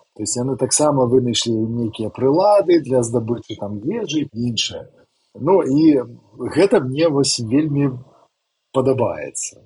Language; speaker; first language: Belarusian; non-native, local second language; Russian